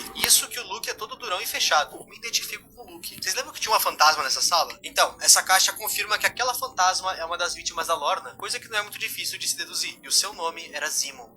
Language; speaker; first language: Portuguese; native; Portuguese